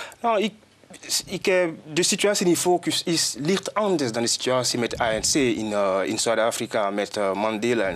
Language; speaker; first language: Dutch; non-native, fluent; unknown